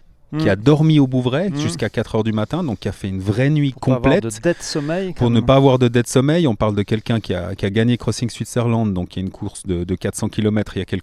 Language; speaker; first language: French; native; French